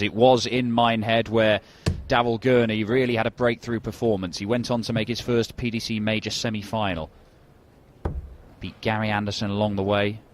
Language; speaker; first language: English; native; English